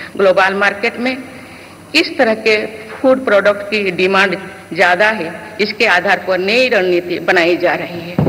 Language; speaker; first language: Hindi; non-native, local second language; Santali